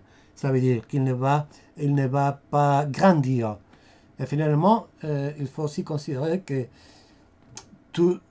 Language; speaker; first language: French; non-native, fluent; Spanish